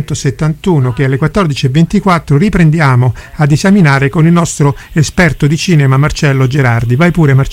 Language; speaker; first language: Italian; native; Italian